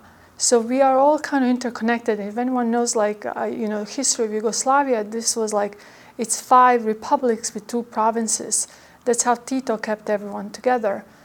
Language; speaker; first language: English; non-native, fluent; Croatian